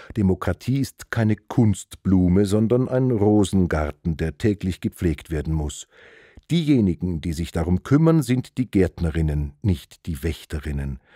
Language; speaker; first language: German; native; German